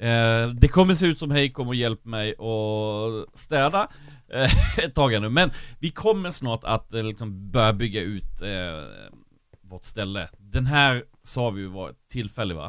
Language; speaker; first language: Swedish; native; Swedish